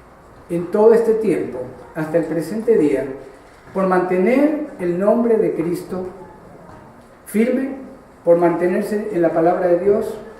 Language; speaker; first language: Spanish; native; Spanish